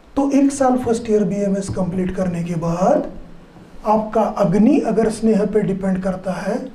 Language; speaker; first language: Hindi; non-native, local second language; Marathi